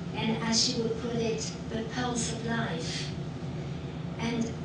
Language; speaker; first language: English; non-native, fluent; French